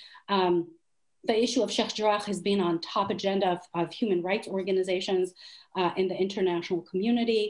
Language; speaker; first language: English; non-native, fluent; Hebrew